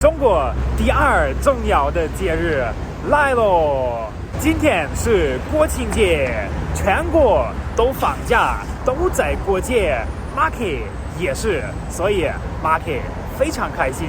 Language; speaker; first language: Chinese; non-native, fluent; German